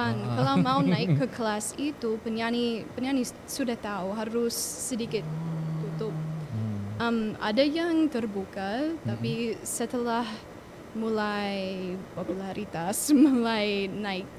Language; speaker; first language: Indonesian; non-native, fluent; English